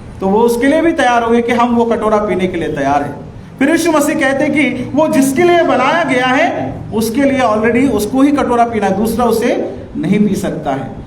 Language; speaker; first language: Hindi; non-native, local second language; Marathi